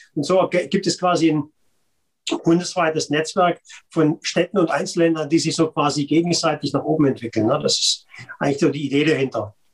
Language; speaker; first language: German; native; German